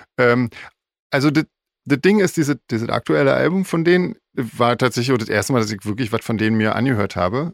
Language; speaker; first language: German; native; German